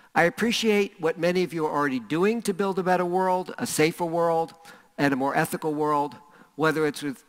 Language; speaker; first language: English; native; English